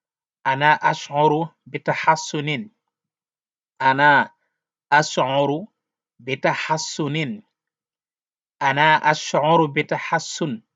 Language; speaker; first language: Arabic; non-native, fluent; Wolof